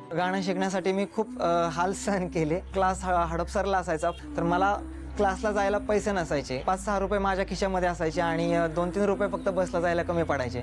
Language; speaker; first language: Marathi; native; Marathi